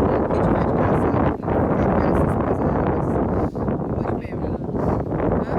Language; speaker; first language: Portuguese; native; Portuguese